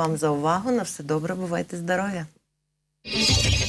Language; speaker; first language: Ukrainian; native; Ukrainian